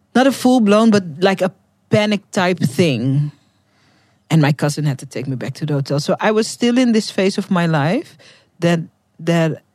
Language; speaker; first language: English; non-native, fluent; Dutch